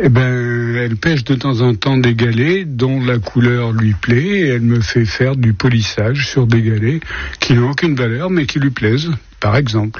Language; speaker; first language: French; native; French